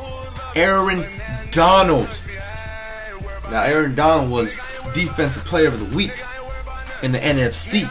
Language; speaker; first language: English; native; English